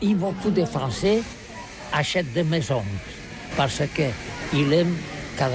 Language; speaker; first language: French; non-native, learner; Catalan